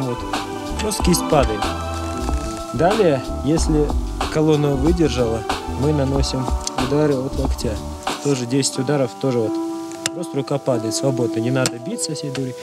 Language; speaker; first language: Russian; native; Russian